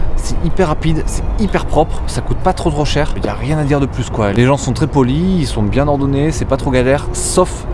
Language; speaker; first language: French; native; French